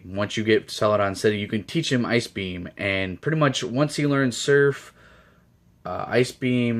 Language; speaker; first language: English; native; English